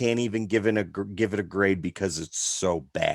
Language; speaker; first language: English; native; English